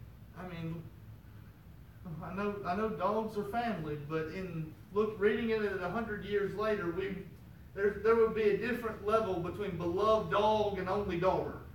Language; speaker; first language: English; native; English